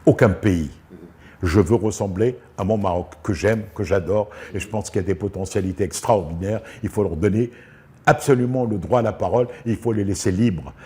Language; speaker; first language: French; non-native, local second language; Arabic